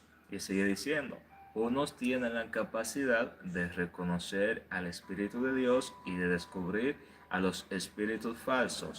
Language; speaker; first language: Spanish; native; Spanish